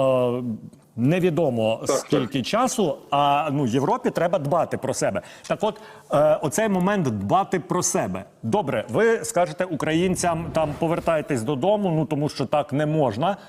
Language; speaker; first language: Ukrainian; native; Ukrainian